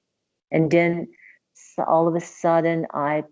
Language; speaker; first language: English; non-native, learner; Persian